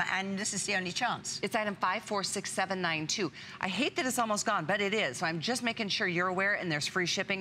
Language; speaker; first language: English; native; English